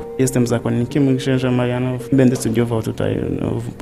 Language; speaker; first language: Polish; non-native, learner; English